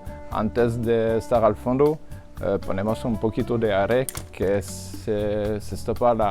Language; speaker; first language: Spanish; non-native, learner; French